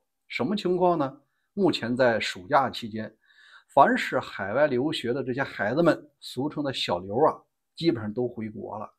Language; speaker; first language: Chinese; native; Chinese